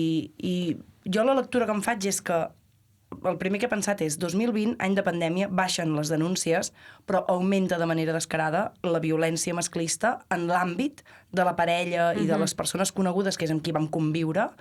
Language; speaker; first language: Catalan; native; Catalan